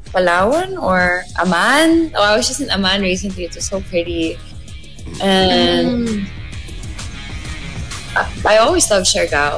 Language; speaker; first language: English; non-native, local second language; Filipino